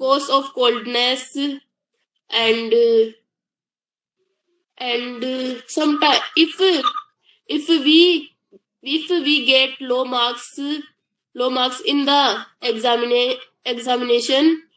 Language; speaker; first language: English; non-native, learner; Hindi